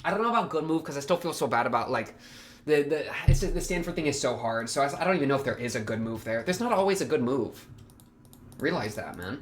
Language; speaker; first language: English; native; English